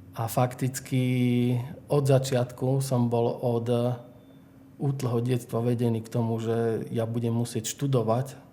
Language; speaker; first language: Slovak; non-native, local second language; Hungarian